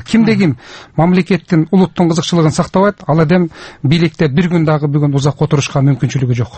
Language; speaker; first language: Kyrgyz; native; Kyrgyz